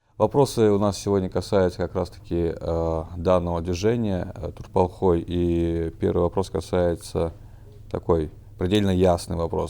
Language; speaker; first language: Russian; non-native, local second language; Chechen